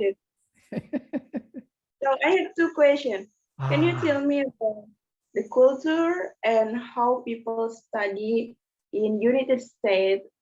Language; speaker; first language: English; non-native, learner; Indonesian